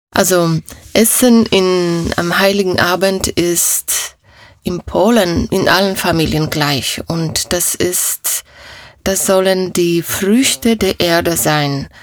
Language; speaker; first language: German; non-native, fluent; Polish